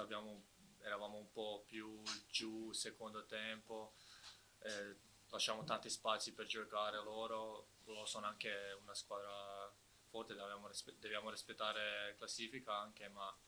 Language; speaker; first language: Italian; non-native, fluent; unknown